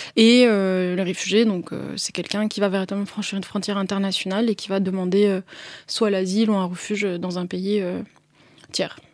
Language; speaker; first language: French; early bilingual, other home language; Arabic